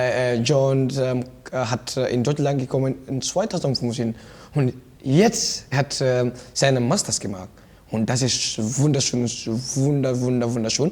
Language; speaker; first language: German; non-native, learner; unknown